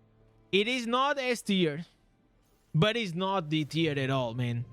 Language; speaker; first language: English; non-native, fluent; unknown